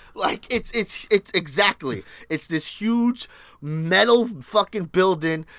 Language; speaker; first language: English; early bilingual, other home language; Spanish